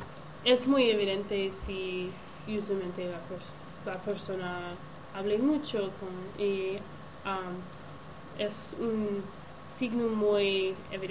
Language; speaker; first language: Spanish; non-native, learner; English